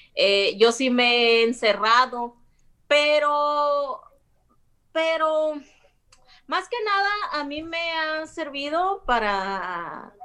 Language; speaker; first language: Spanish; native; Spanish